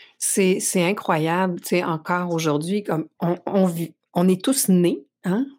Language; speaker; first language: French; native; French